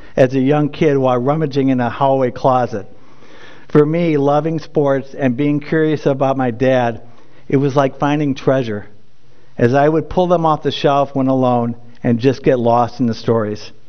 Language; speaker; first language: English; native; English